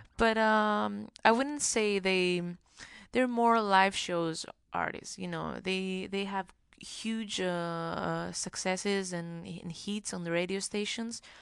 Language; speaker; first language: English; non-native, fluent; Greek